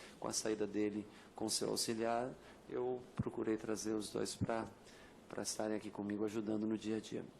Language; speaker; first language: Portuguese; native; Portuguese